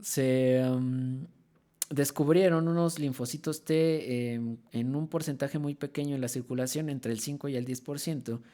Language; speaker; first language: Spanish; native; Spanish